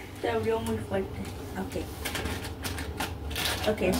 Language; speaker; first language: Spanish; early bilingual, heritage; Spanish